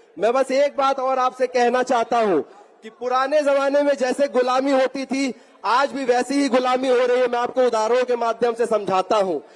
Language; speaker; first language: Hindi; native; Hindi